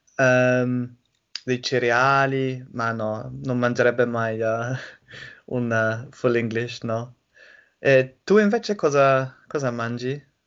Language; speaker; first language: Italian; non-native, learner; English